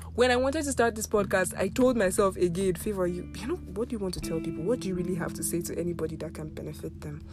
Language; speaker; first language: English; non-native, local second language; Yoruba